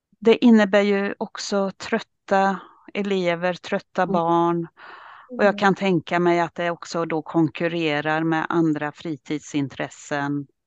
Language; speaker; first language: Swedish; early bilingual, other home language; Finnish